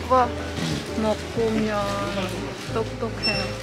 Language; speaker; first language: Korean; non-native, learner; Thai